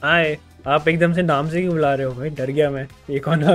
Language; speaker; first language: Hindi; native; Hindi